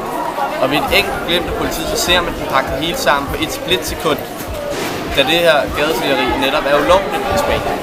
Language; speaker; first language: Danish; native; Danish